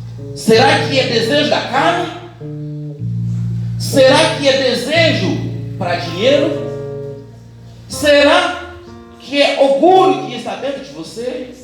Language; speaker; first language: Portuguese; non-native, learner; Haitian Creole